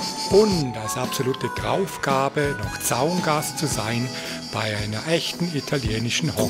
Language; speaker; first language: German; native; German